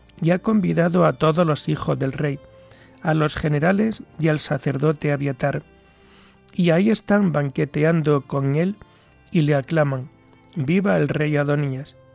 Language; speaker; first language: Spanish; native; Spanish